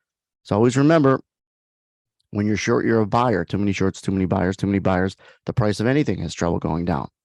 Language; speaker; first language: English; native; English